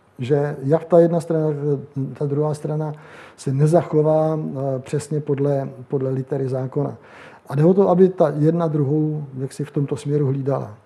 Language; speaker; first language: Czech; native; Czech